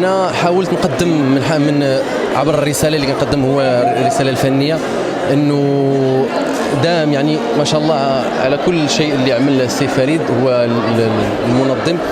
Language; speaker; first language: Arabic; native; Arabic